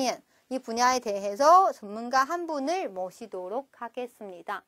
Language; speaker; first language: Korean; non-native, fluent; Chinese